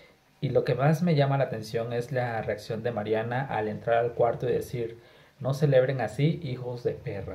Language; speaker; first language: Spanish; native; Spanish